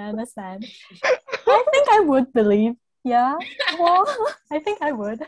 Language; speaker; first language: English; non-native, local second language; Cantonese